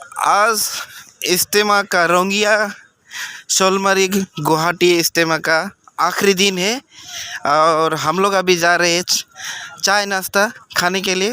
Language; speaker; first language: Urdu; non-native, local second language; Assamese